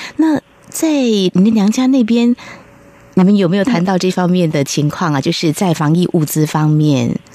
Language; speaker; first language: Chinese; native; Chinese